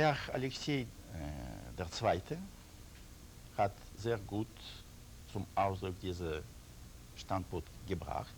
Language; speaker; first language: German; non-native, learner; Russian